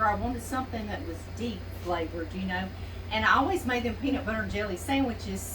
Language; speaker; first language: English; native; English